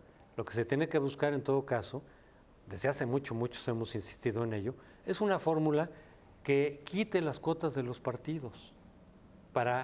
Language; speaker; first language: Spanish; native; Spanish